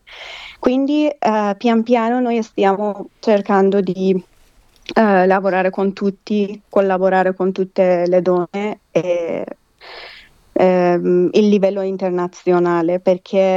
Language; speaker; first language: Italian; non-native, fluent; Persian